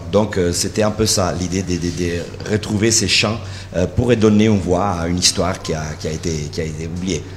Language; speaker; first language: French; non-native, fluent; Italian